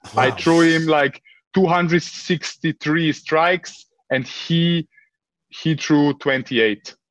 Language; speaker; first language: English; early bilingual, other home language; Serbian